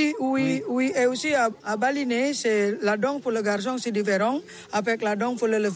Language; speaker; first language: French; non-native, learner; Indonesian